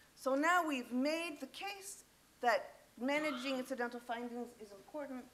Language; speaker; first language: English; native; English